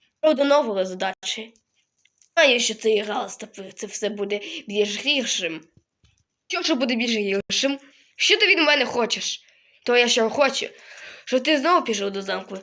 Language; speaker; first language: Ukrainian; native; Ukrainian